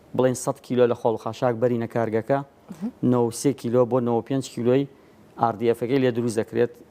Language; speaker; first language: Central Kurdish; native; Central Kurdish